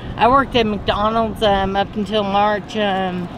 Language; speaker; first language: English; native; English